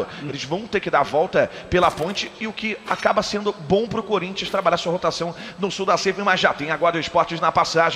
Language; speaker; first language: Portuguese; native; Portuguese